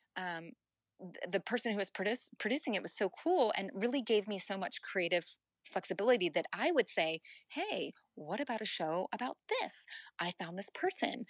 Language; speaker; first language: English; native; English